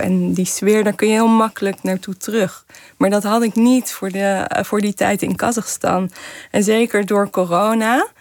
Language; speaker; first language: Dutch; native; Dutch